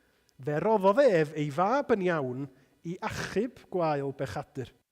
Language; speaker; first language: Welsh; native; Welsh